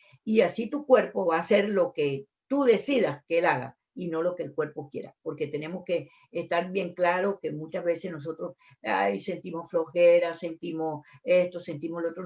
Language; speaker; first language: Spanish; native; Spanish